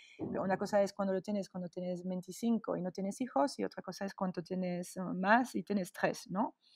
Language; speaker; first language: Spanish; non-native, fluent; French